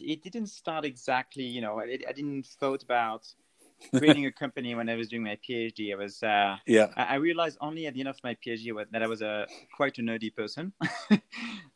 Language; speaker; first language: English; non-native, fluent; French